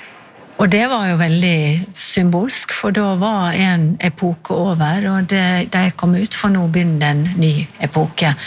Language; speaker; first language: Norwegian; native; Norwegian